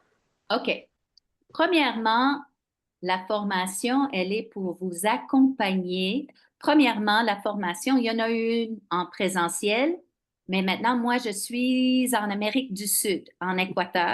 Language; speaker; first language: French; non-native, local second language; English